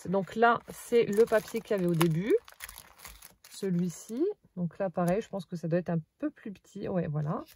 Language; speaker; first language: French; native; French